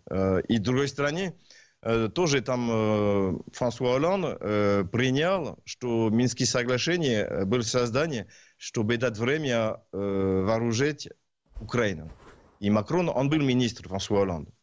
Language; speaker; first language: Russian; non-native, learner; French